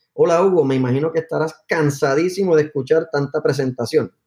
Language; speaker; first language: Spanish; native; Spanish